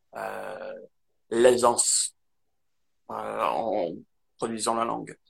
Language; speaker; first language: French; non-native, fluent; English